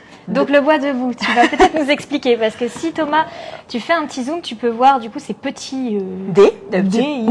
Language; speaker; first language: French; native; French